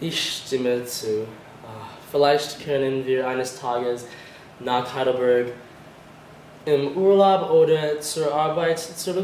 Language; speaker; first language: German; non-native, learner; English